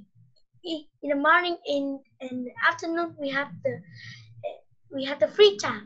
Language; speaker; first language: English; non-native, learner; Vietnamese